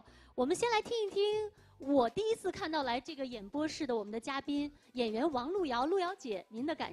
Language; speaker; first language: Chinese; native; Chinese